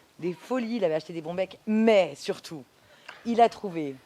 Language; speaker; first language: French; native; French